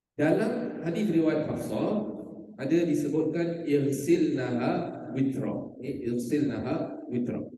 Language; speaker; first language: Malay; native; Malay